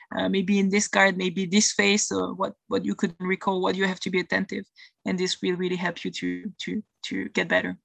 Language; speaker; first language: English; non-native, fluent; French